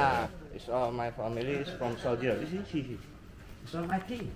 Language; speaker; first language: English; non-native, learner; Indonesian